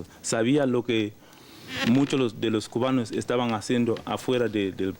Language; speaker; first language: Spanish; non-native, learner; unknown